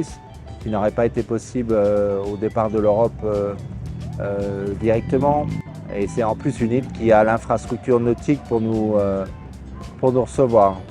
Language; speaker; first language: French; native; French